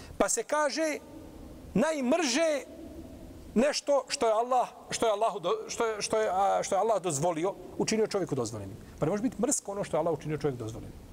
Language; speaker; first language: Bosnian; native; Bosnian